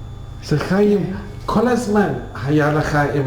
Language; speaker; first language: Hebrew; non-native, fluent; English